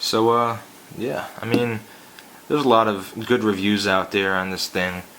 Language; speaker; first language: English; native; English